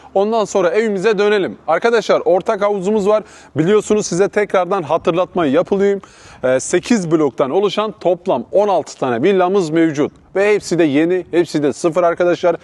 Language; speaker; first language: Turkish; native; Turkish